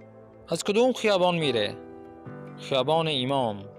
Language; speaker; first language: Persian; non-native, fluent; Urdu